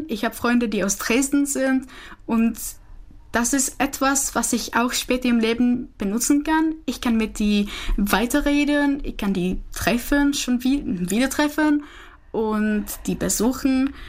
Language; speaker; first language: German; non-native, fluent; Czech